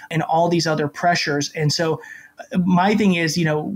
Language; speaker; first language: English; native; English